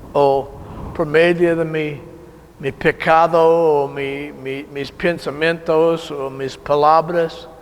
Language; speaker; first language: Spanish; non-native, learner; English